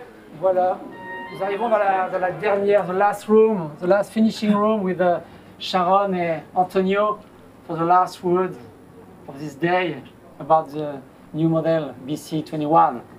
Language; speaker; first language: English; non-native, fluent; French